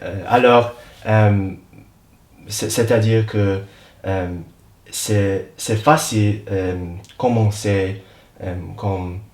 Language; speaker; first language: French; non-native, learner; English